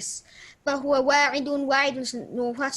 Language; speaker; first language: Arabic; non-native, learner; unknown